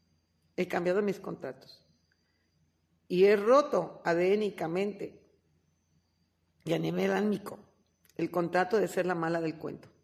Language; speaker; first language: Spanish; native; Spanish